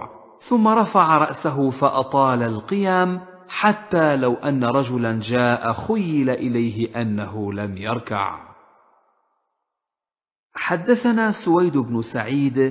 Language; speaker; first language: Arabic; native; Arabic